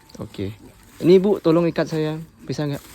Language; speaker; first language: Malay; non-native, learner; Thai